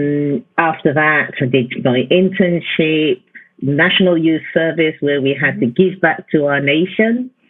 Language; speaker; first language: English; non-native, local second language; Yoruba